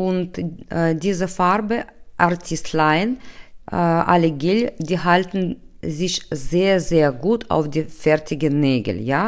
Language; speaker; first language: German; non-native, learner; Russian